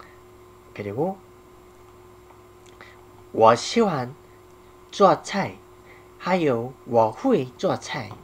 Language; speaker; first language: Chinese; non-native, learner; Korean